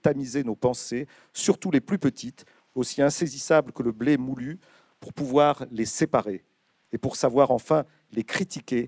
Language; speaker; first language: French; native; French